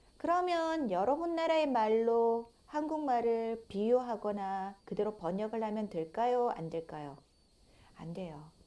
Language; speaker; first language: Korean; native; Korean